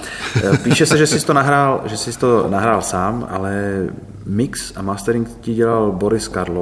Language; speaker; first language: Czech; native; Czech